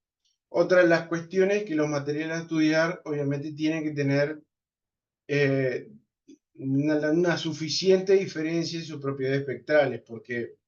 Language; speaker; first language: Spanish; native; Spanish